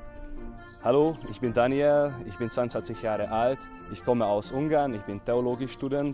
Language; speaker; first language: German; non-native, learner; Hungarian